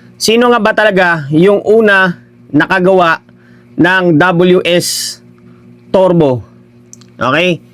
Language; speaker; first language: Filipino; non-native, local second language; Hiligaynon